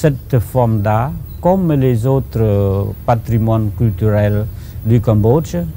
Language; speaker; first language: French; non-native, fluent; Khmer